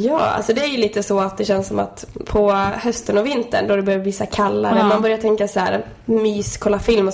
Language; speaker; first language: Swedish; native; Swedish